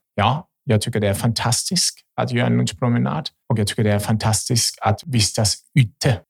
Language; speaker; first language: Swedish; non-native, fluent; German